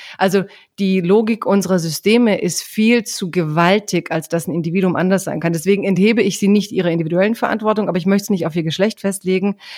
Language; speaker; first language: German; early bilingual, other home language; Croatian